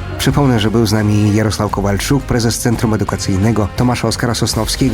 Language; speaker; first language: Polish; non-native, fluent; Ukrainian